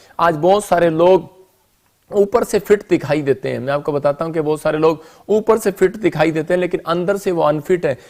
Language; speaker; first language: Hindi; non-native, local second language; Punjabi